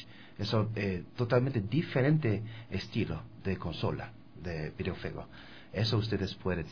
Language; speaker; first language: Spanish; non-native, learner; Japanese